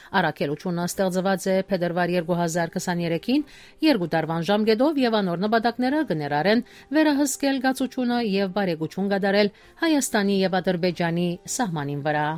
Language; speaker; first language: Armenian; early bilingual, heritage; Armenian